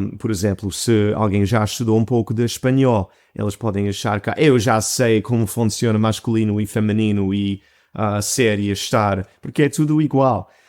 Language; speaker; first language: Portuguese; non-native, fluent; English